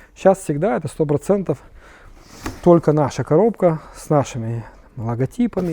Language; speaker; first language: Russian; native; Russian